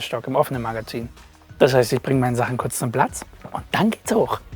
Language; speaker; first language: German; native; German